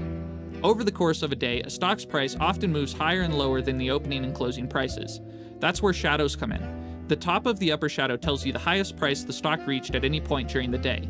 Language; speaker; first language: English; native; English